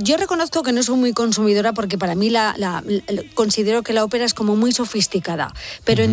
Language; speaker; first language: Spanish; native; Spanish